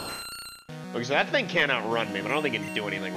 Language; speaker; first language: English; native; English